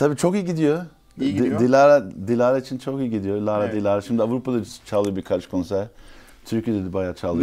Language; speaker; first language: Turkish; early bilingual, heritage; Turkish